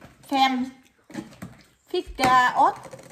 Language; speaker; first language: Swedish; non-native, learner; Vietnamese